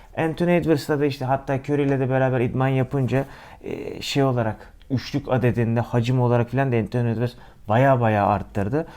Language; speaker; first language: Turkish; native; Turkish